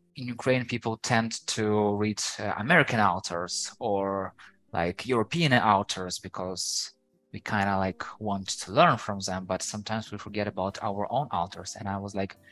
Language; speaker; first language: English; non-native, fluent; Ukrainian